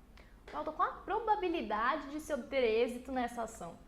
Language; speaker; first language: Portuguese; native; Portuguese